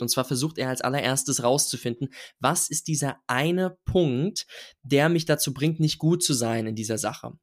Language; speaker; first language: German; native; German